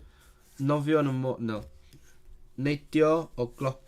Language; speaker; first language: Welsh; non-native, learner; Cantonese